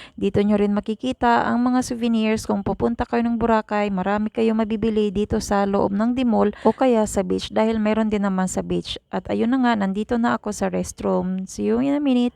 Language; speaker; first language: Filipino; native; Filipino